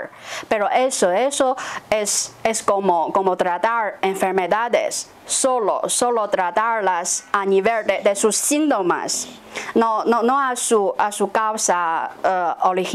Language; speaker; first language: Spanish; non-native, fluent; Chinese